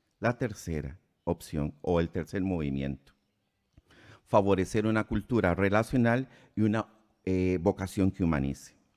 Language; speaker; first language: Spanish; native; Spanish